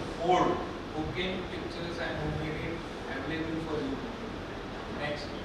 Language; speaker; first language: English; non-native, local second language; Hindi